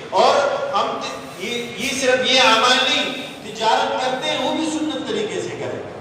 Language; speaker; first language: Urdu; non-native, local second language; Sindhi